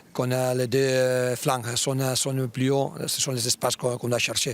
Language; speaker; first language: French; non-native, fluent; Spanish